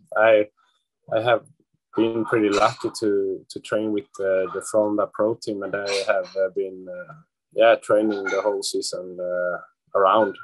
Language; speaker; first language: English; non-native, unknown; Swedish